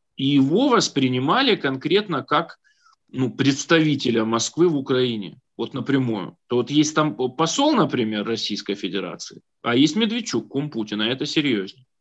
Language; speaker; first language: Russian; native; Russian